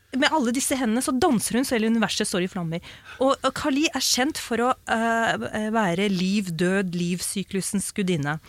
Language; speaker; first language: Norwegian; early bilingual, other home language; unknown